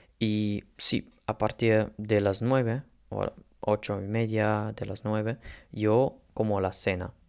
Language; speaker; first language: Spanish; non-native, learner; German